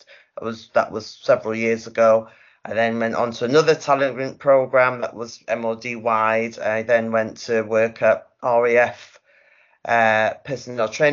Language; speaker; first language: English; native; English